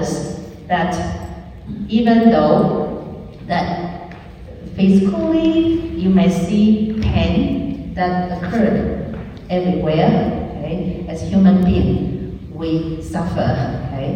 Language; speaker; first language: English; non-native, fluent; Chinese